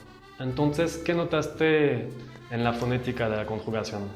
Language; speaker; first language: Spanish; non-native, fluent; French